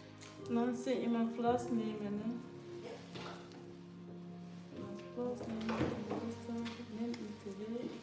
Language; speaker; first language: Dutch; non-native, learner; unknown